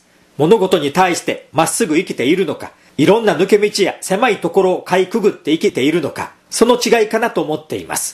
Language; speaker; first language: Japanese; native; Japanese